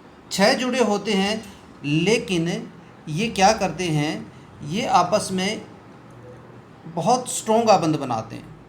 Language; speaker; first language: Hindi; native; Hindi